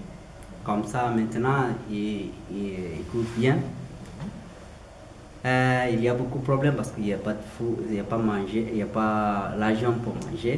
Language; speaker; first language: French; non-native, learner; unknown